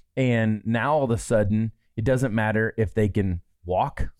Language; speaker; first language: English; native; English